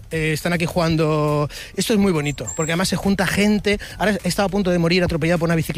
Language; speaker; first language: Spanish; native; Spanish